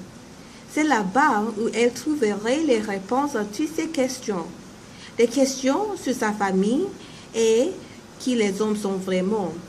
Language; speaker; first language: French; non-native, learner; English